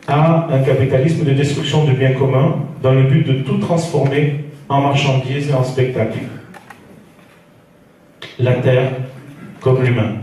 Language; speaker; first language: French; native; French